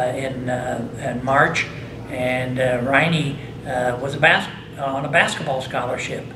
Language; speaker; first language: English; native; English